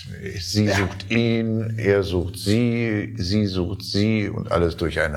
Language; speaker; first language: German; native; German